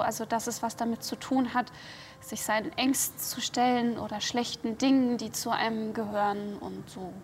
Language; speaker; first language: German; native; German